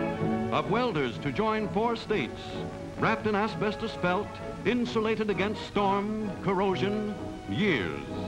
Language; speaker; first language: English; native; English